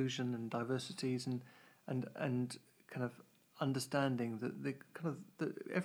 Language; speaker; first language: English; native; English